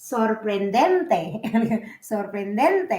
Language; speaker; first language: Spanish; non-native, learner; Filipino